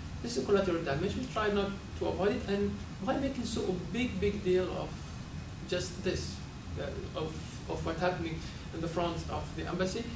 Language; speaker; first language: English; non-native, fluent; Arabic